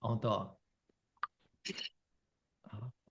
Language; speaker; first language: Japanese; non-native, fluent; English